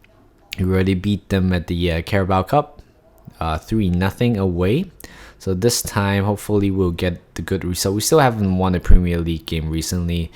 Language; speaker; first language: English; non-native, fluent; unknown